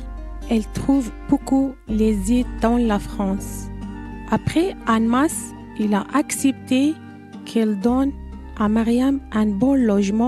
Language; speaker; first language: French; non-native, learner; Arabic